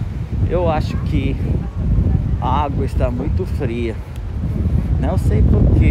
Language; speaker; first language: Portuguese; non-native, fluent; Italian